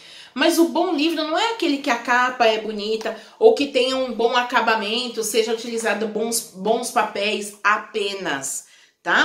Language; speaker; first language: Portuguese; native; Portuguese